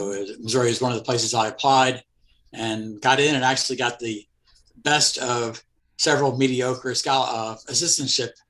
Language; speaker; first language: English; native; English